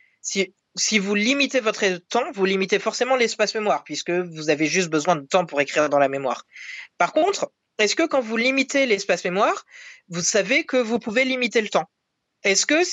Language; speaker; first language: French; native; French